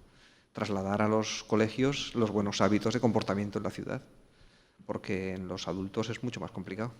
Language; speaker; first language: Spanish; native; Spanish